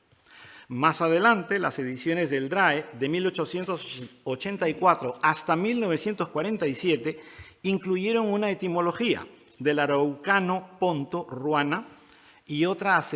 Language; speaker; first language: Spanish; native; Spanish